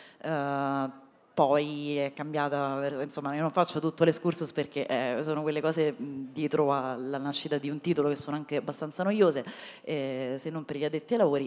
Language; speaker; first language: Italian; native; Italian